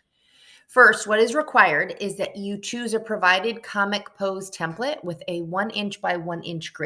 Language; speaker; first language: English; native; English